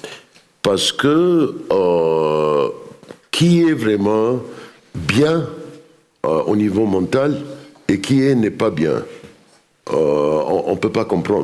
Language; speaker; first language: French; non-native, fluent; Arabic